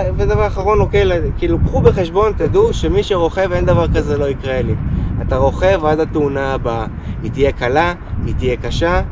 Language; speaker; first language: Hebrew; early bilingual, other home language; Russian